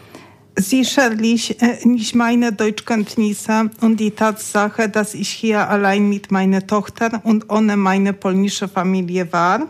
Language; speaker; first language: German; non-native, learner; Polish